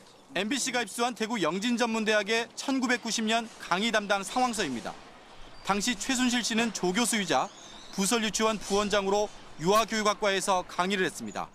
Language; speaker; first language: Korean; native; Korean